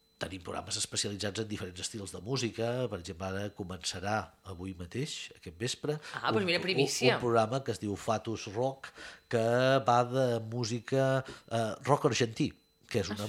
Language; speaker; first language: Catalan; native; Catalan